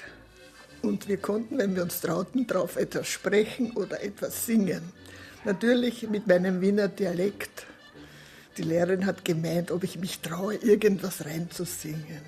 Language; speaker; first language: German; native; German